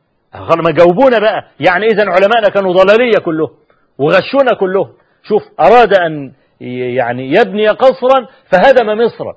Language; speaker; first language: Arabic; native; Arabic